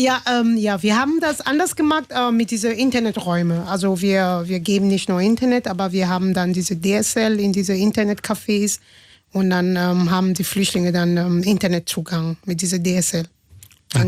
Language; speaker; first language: German; non-native, fluent; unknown